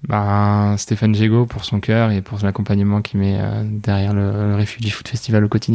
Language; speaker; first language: French; native; French